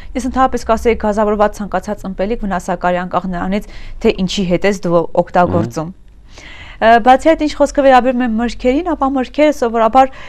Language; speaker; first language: Armenian; native; Armenian